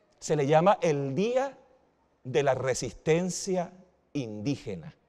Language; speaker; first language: Spanish; native; Spanish